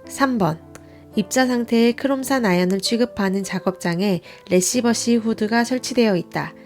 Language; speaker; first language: Korean; native; Korean